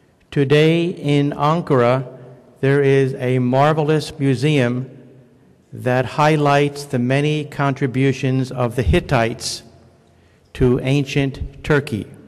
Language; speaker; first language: English; native; English